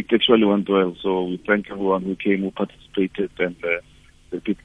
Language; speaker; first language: English; non-native, local second language; Tswana